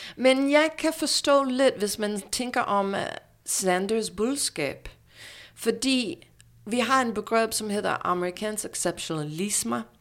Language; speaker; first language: Danish; non-native, fluent; English